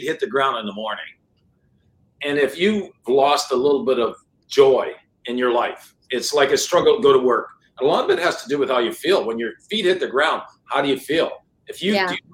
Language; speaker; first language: English; non-native, fluent; French